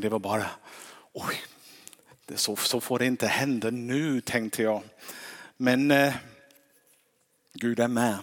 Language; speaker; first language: Swedish; non-native, fluent; English